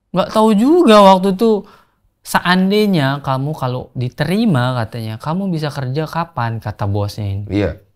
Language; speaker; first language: Indonesian; non-native, local second language; Sasak